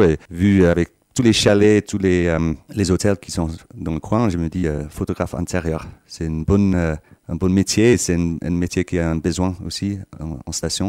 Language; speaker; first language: French; non-native, fluent; English